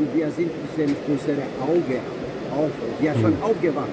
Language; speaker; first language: German; non-native, learner; Albanian